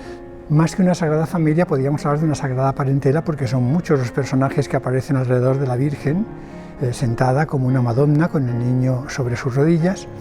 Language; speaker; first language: Spanish; native; Spanish